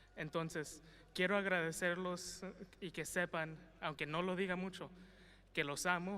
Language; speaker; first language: Spanish; early bilingual, heritage; Spanish